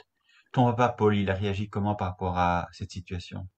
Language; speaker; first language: French; native; French